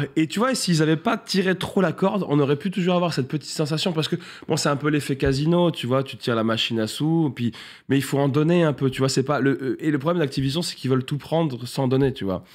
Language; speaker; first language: French; native; French